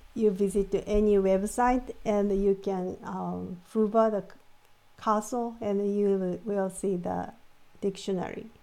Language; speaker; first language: English; non-native, fluent; Japanese